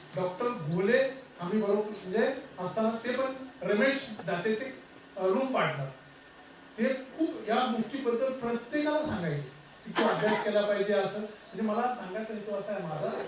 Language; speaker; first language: Marathi; native; Marathi